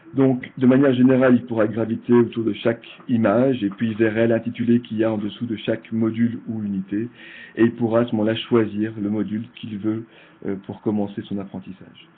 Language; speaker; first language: French; native; French